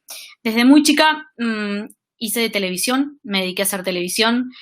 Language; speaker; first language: Spanish; native; Spanish